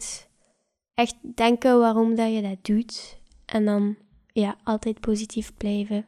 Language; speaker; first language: Dutch; native; Dutch